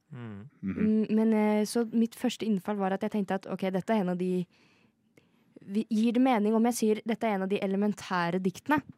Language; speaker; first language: Norwegian; native; Norwegian